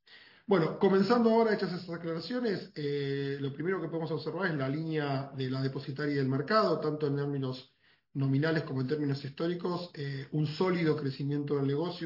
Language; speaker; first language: Spanish; native; Spanish